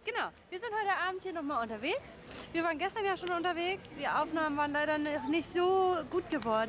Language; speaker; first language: German; native; German